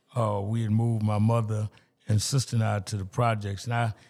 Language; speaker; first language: English; native; English